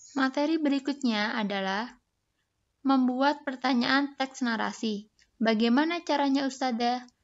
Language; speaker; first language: Indonesian; native; Indonesian